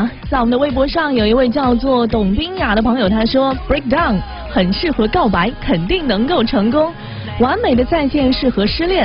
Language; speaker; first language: Chinese; native; Chinese